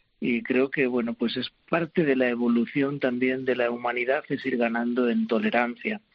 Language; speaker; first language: Spanish; native; Spanish